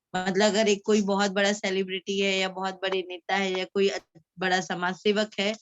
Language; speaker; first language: Hindi; non-native, local second language; Marathi